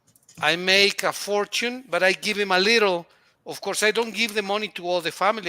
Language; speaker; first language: English; non-native, fluent; Spanish